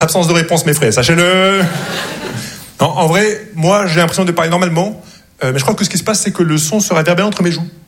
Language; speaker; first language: French; non-native, local second language; Arabic